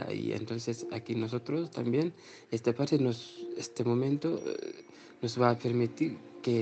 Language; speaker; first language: Spanish; non-native, learner; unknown